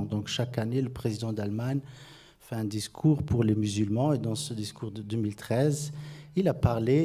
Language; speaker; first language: French; non-native, fluent; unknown